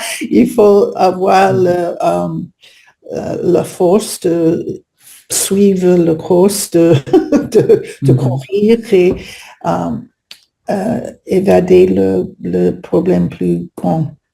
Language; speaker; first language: French; non-native, learner; English